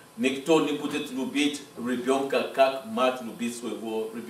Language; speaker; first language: Russian; non-native, fluent; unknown